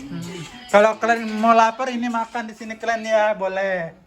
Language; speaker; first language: Indonesian; native; Indonesian